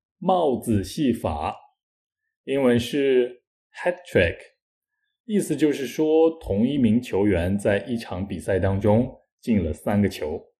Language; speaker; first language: Chinese; native; Chinese